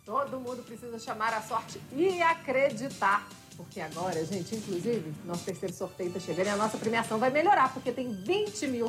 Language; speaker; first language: Portuguese; native; Portuguese